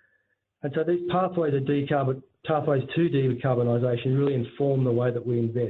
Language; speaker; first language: English; native; English